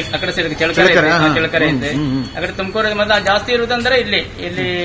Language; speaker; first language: Kannada; non-native, local second language; Malayalam